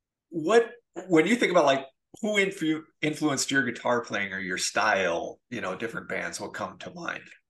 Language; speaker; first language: English; native; English